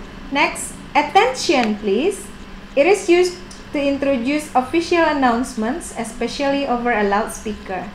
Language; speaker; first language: English; non-native, fluent; Indonesian